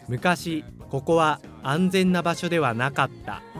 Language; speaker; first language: Japanese; non-native, learner; English